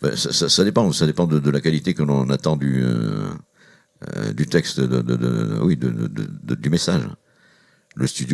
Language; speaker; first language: French; native; French